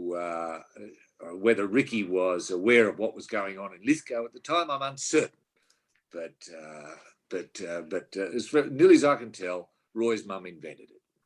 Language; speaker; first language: English; native; English